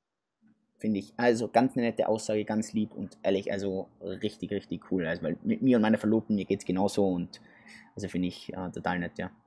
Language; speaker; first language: German; native; German